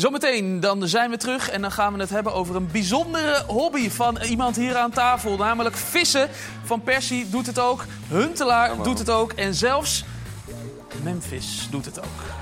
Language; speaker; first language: Dutch; native; Dutch